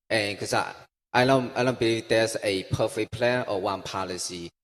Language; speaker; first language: English; non-native, fluent; Chinese